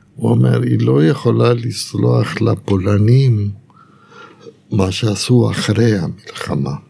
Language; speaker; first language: Hebrew; non-native, fluent; Spanish